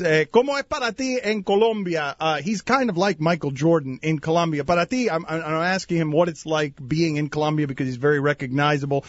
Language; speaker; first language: English; early bilingual, other home language; Spanish